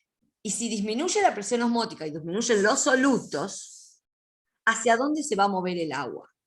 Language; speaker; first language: Spanish; native; Spanish